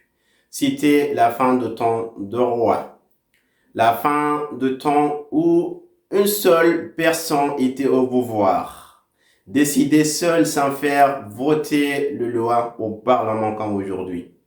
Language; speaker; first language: French; non-native, fluent; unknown